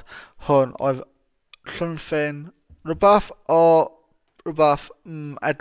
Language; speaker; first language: Welsh; non-native, local second language; English